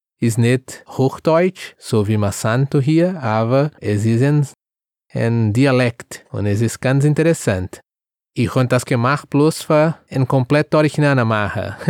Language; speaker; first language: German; early bilingual, heritage; Portuguese